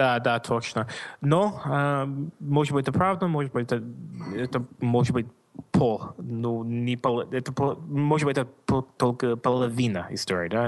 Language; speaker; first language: Russian; non-native, learner; English